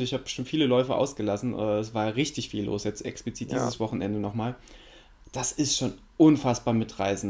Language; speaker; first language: German; native; German